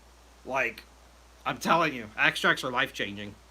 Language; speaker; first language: English; native; English